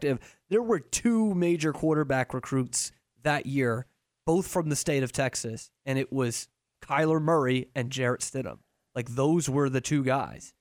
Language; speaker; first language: English; native; English